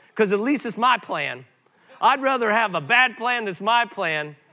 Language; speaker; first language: English; native; English